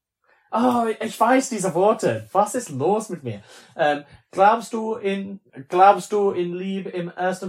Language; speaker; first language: German; non-native, learner; English